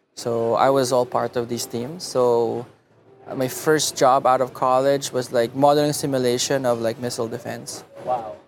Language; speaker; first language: English; non-native, local second language; Filipino